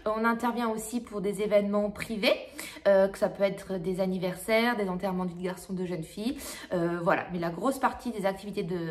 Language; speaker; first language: French; native; French